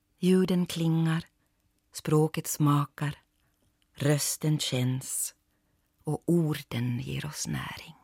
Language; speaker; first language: Swedish; native; Swedish